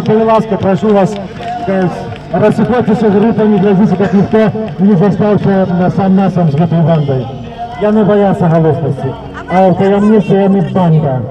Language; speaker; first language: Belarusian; non-native, local second language; Russian